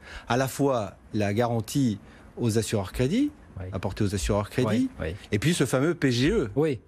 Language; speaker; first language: French; native; French